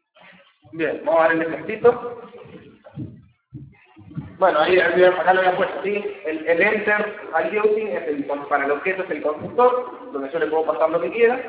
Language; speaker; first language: Spanish; native; Spanish